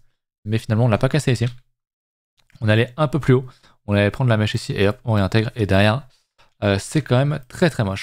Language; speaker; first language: French; native; French